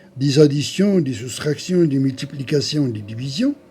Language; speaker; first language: French; non-native, local second language; Arabic